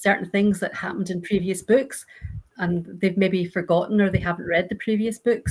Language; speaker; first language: English; native; English